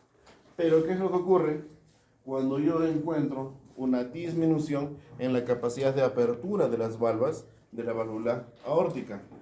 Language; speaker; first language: Spanish; native; Spanish